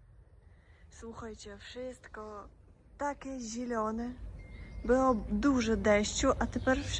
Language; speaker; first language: Polish; non-native, learner; Russian